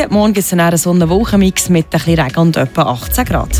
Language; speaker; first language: German; native; German